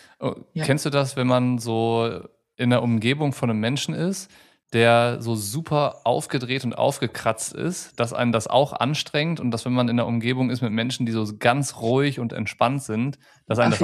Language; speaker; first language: German; native; German